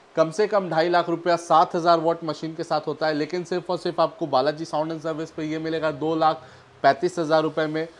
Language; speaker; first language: Hindi; native; Hindi